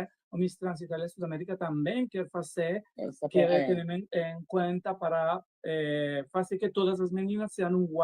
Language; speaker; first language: Portuguese; non-native, learner; Spanish